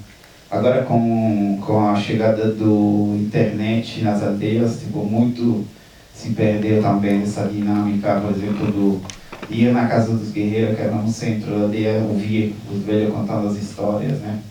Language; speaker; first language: Portuguese; non-native, local second language; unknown